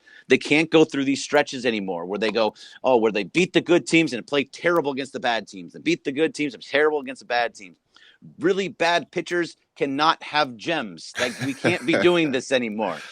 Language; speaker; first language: English; native; English